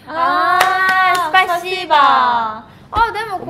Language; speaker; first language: Japanese; non-native, fluent; Korean